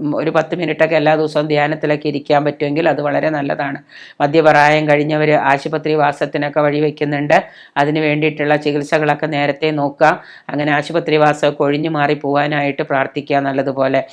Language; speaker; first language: Malayalam; native; Malayalam